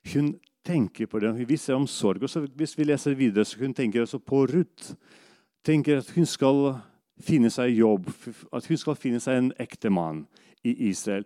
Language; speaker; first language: Norwegian; non-native, fluent; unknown